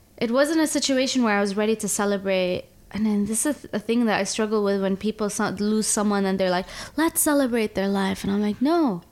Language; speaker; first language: English; early bilingual, other home language; Arabic